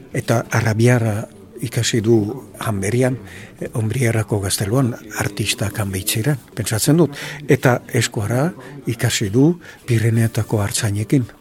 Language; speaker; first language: Basque; native; Basque